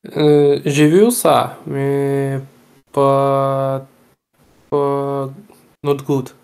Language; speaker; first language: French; non-native, learner; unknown